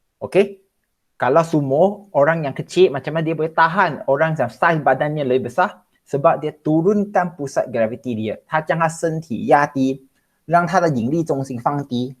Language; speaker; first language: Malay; non-native, local second language; Chinese